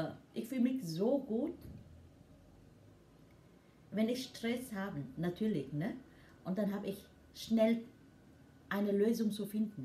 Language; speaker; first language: German; non-native, learner; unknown